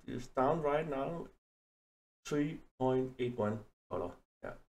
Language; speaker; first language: English; non-native, learner; Danish